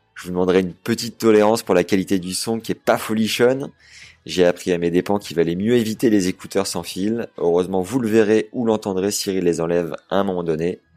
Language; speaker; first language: French; native; French